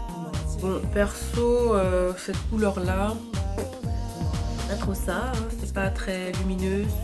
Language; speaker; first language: French; native; French